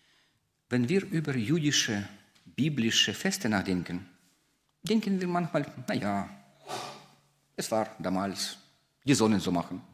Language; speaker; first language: German; non-native, fluent; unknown